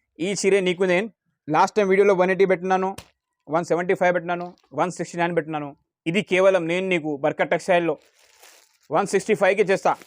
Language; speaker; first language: Telugu; non-native, local second language; Urdu